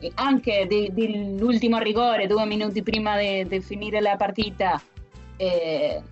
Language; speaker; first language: Italian; non-native, fluent; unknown